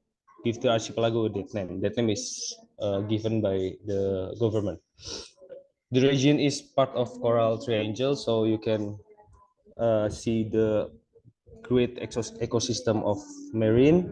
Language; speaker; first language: English; non-native, local second language; Indonesian